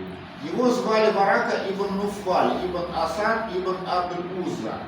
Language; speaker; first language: Russian; native; Russian